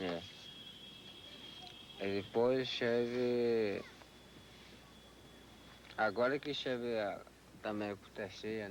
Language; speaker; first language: Portuguese; non-native, local second language; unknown